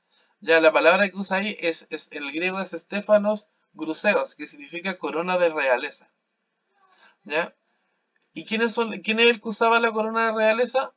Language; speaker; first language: Spanish; native; Spanish